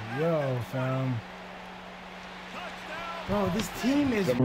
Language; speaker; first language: English; native; English